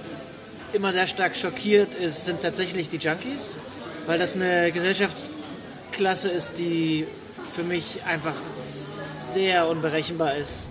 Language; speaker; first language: German; native; German